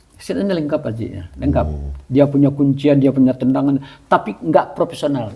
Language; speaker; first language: Malay; non-native, local second language; Minangkabau